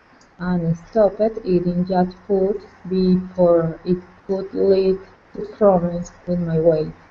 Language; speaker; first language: English; non-native, learner; Spanish